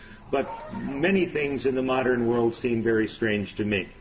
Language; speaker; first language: English; native; English